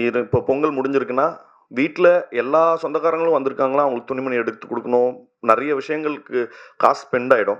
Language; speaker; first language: Tamil; native; Tamil